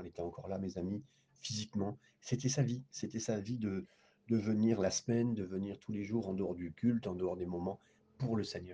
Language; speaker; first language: French; native; French